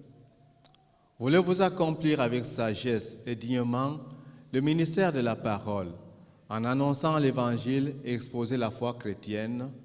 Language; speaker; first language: French; native; French